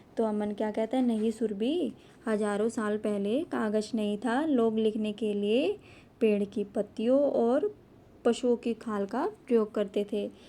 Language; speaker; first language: Hindi; native; Hindi